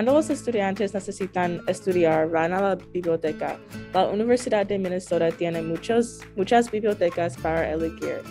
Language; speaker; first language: Spanish; non-native, learner; English